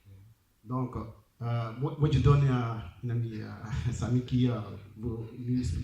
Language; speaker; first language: French; non-native, learner; Arabic